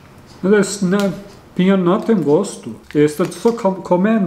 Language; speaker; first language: Portuguese; non-native, learner; Turkish